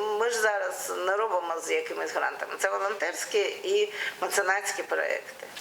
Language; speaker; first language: Ukrainian; non-native, local second language; Russian